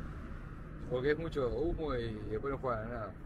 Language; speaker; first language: Spanish; native; Spanish